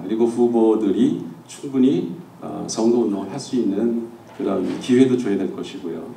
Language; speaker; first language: Korean; native; Korean